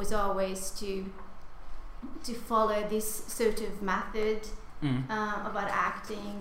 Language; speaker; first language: English; non-native, fluent; Hungarian